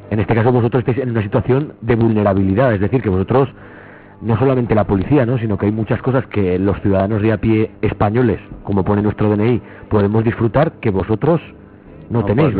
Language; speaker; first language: Spanish; native; Spanish